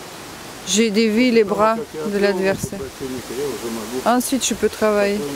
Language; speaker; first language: French; non-native, fluent; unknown